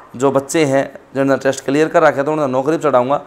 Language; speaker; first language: Hindi; native; Hindi